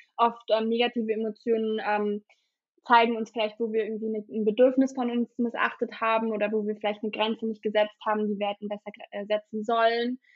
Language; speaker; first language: German; native; German